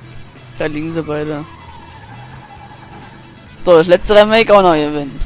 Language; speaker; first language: German; native; German